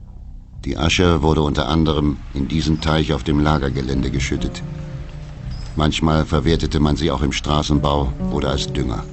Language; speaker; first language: German; native; German